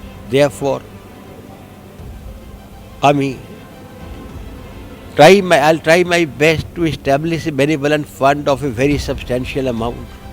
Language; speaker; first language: English; non-native, local second language; Bangla